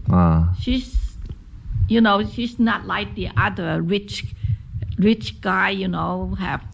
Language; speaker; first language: English; non-native, fluent; Chinese